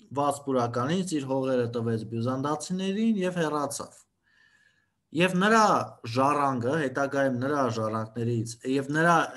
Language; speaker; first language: Armenian; native; Armenian